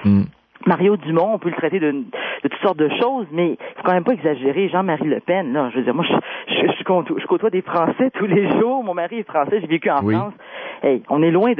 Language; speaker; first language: French; native; French